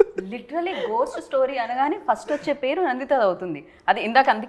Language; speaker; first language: Telugu; native; Telugu